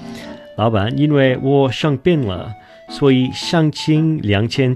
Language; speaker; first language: Chinese; non-native, fluent; English